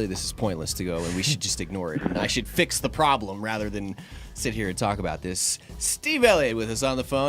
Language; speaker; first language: English; native; English